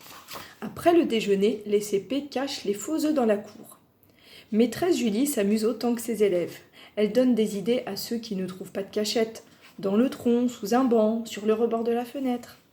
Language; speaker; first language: French; native; French